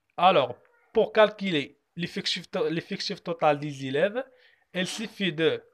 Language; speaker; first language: French; non-native, local second language; Arabic